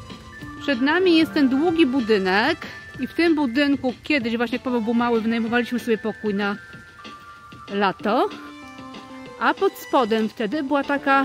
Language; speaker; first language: Polish; native; Polish